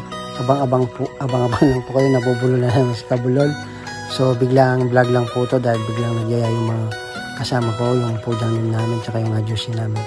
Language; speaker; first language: Filipino; native; Filipino